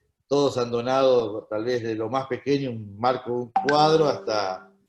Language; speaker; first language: Spanish; native; Spanish